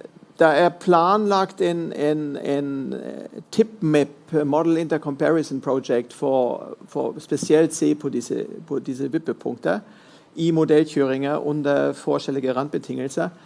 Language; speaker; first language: Norwegian; non-native, fluent; German